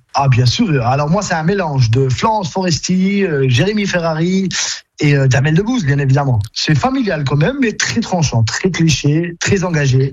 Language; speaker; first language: French; non-native, fluent; Albanian